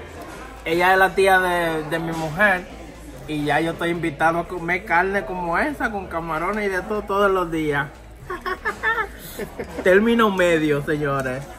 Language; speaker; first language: Spanish; native; Spanish